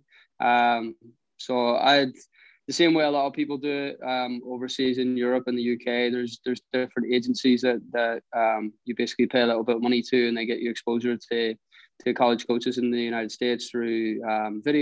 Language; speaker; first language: English; native; English